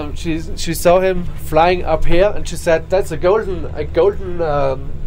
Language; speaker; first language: English; non-native, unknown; German